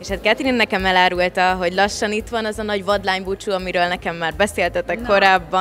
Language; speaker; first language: Hungarian; native; Hungarian